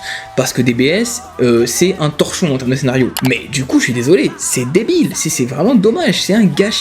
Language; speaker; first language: French; native; French